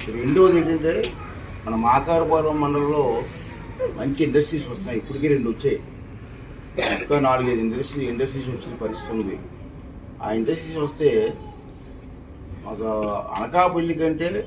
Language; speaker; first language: Telugu; native; Telugu